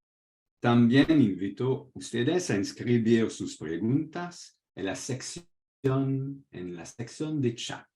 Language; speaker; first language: Spanish; non-native, fluent; French